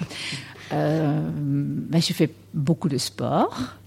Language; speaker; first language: French; non-native, fluent; Dutch